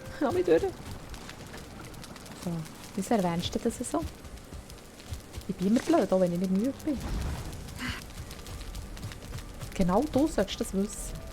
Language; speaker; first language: German; native; German